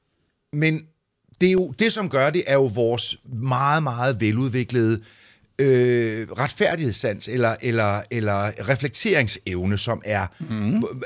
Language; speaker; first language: Danish; native; Danish